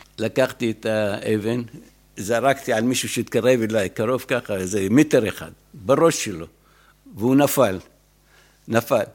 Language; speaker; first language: Hebrew; non-native, fluent; Arabic